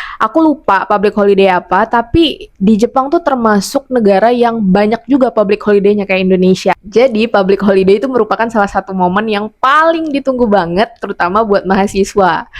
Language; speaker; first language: Indonesian; native; Indonesian